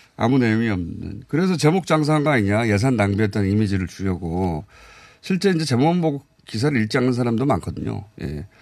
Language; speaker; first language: Korean; native; Korean